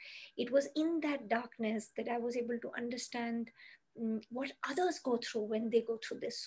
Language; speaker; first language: English; non-native, local second language; Bangla